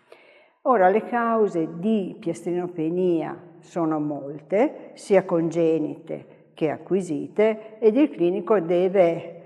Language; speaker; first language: Italian; native; Italian